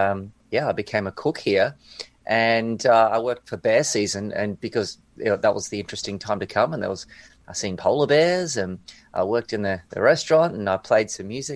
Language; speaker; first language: English; native; English